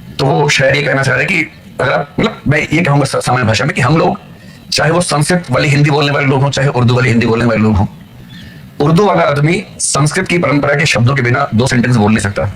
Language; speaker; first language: Hindi; native; Hindi